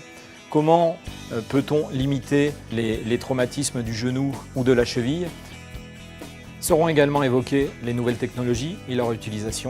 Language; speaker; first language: French; native; French